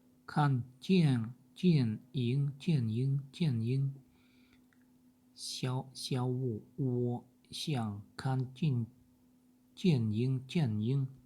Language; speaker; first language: Chinese; non-native, learner; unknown